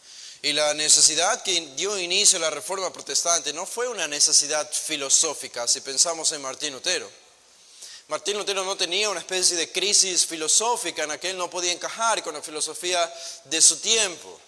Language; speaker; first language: Spanish; native; Spanish